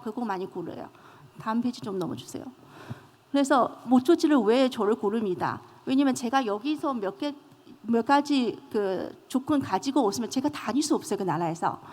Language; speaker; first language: Korean; non-native, fluent; Chinese